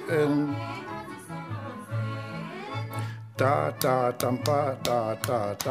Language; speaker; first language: German; native; German